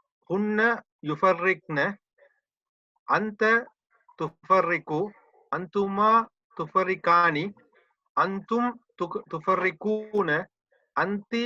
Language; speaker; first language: Arabic; non-native, learner; Tamil